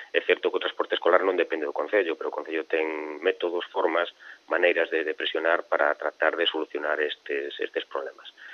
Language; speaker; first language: Galician; native; Galician